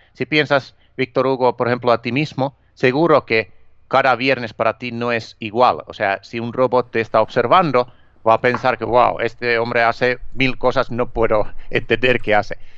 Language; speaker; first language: Spanish; non-native, fluent; Finnish